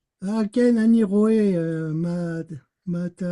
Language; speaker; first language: Hebrew; non-native, learner; French